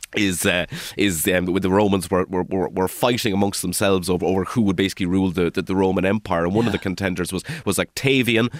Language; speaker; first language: English; native; English